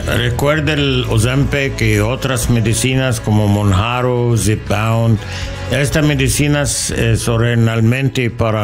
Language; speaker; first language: Spanish; non-native, learner; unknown